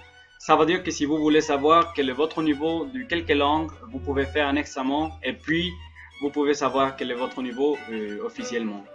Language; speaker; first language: French; non-native, learner; Spanish